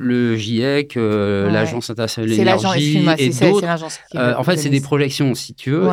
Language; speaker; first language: French; native; French